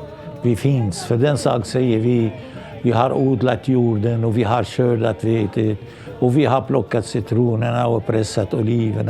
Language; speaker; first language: Swedish; non-native, local second language; Arabic